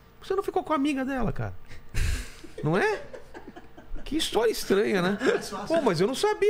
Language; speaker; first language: Portuguese; native; Portuguese